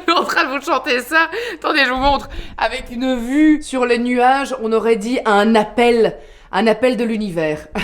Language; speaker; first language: French; native; French